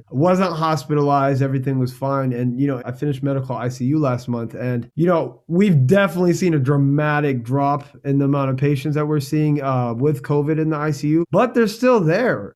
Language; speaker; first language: English; early bilingual, other home language; Hindi